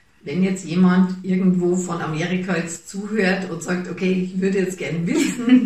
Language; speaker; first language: German; native; German